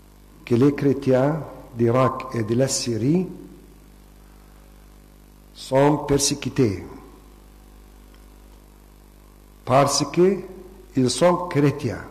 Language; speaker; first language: French; non-native, fluent; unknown